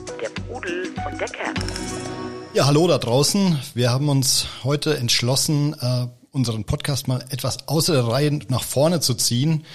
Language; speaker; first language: German; native; German